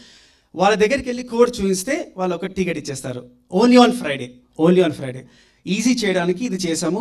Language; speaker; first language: Telugu; native; Telugu